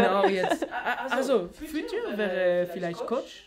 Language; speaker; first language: German; non-native, learner; French